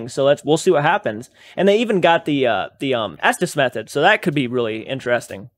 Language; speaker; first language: English; native; English